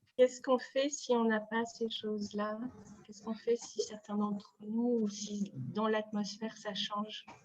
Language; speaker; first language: French; native; French